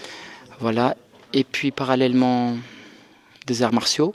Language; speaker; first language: French; non-native, fluent; Russian